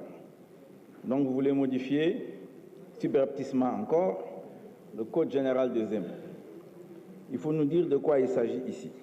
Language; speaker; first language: French; non-native, local second language; Wolof